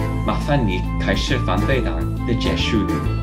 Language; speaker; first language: Chinese; non-native, learner; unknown